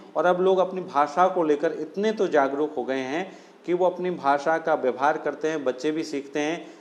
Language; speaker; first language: Hindi; non-native, local second language; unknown